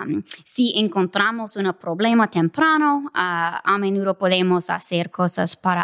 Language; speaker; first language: Spanish; non-native, fluent; English